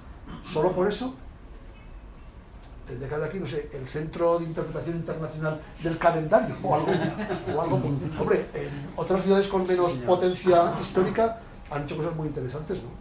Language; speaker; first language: Spanish; native; Spanish